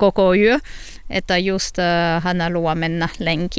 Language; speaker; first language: Finnish; non-native, learner; French